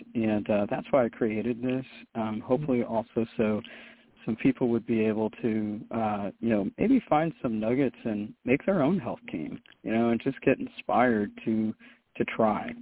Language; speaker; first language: English; native; English